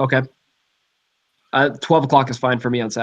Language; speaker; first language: English; native; English